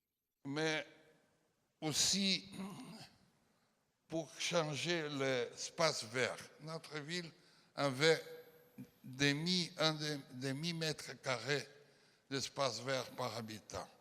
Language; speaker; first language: French; non-native, fluent; Portuguese